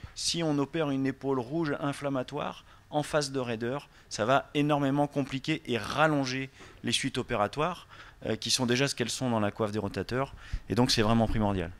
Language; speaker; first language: French; native; French